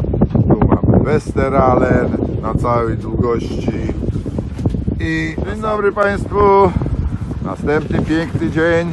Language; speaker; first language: Polish; native; Polish